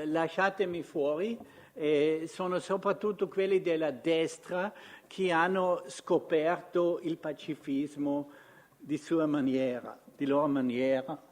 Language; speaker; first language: Italian; non-native, fluent; German